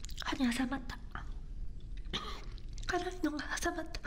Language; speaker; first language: Japanese; native; Japanese